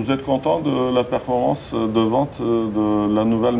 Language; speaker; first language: French; non-native, fluent; Turkish